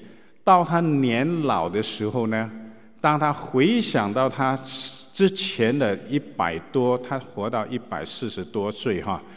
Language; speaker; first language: Chinese; native; Chinese